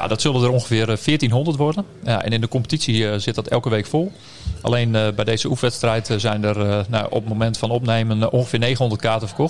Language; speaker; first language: Dutch; native; Dutch